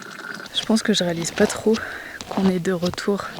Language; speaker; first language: French; native; French